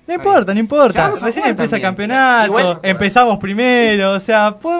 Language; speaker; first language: Spanish; native; Spanish